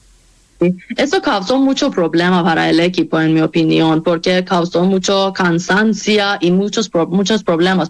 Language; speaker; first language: Spanish; non-native, fluent; Persian